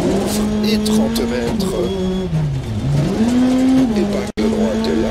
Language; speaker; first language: French; native; French